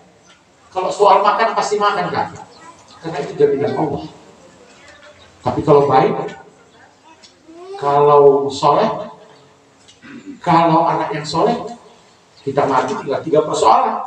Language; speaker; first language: Indonesian; non-native, local second language; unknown